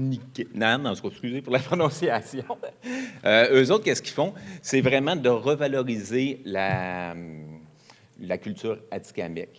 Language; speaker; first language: French; native; French